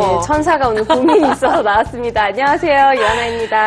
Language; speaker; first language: Korean; native; Korean